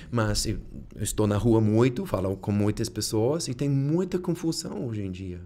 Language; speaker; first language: Portuguese; non-native, fluent; English